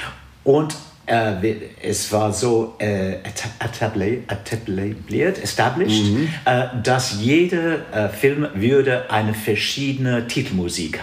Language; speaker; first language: German; non-native, fluent; English